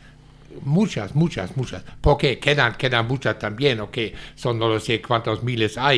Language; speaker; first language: Spanish; non-native, fluent; German